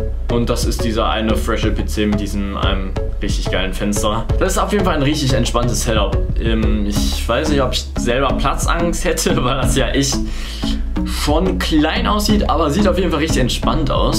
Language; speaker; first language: German; native; German